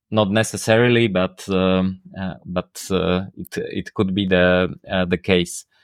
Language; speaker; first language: English; non-native, fluent; Slovak